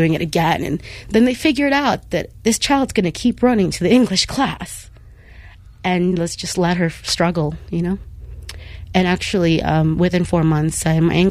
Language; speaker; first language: English; non-native, local second language; Spanish